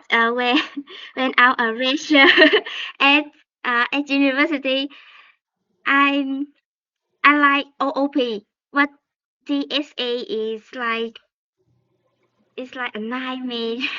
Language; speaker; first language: English; non-native, learner; Vietnamese